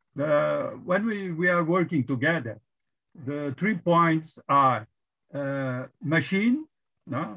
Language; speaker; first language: English; non-native, fluent; Portuguese